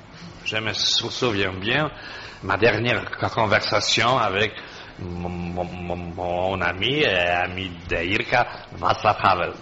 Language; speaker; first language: French; non-native, fluent; Polish